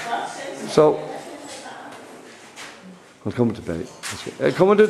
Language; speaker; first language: Danish; non-native, learner; English